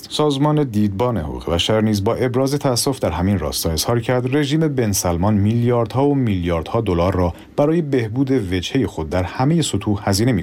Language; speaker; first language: Persian; native; Persian